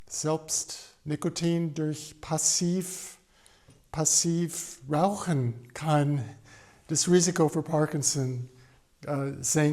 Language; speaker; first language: German; non-native, fluent; English